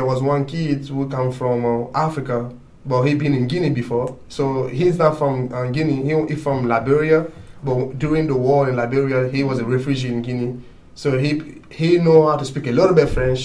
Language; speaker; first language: English; non-native, fluent; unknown